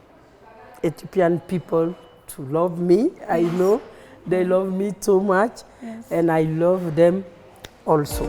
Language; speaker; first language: English; non-native, learner; Bambara